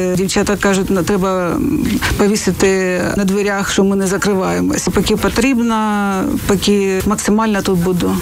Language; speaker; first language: Ukrainian; non-native, local second language; Russian